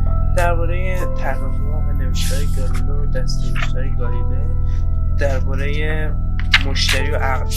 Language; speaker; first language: Persian; native; Persian